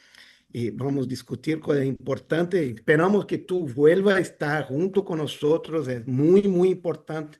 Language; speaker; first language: Spanish; non-native, fluent; Portuguese